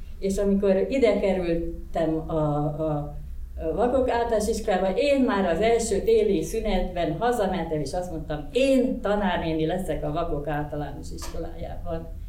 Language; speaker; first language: Hungarian; non-native, local second language; Croatian